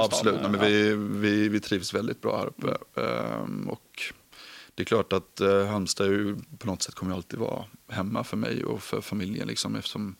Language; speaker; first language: Swedish; native; Swedish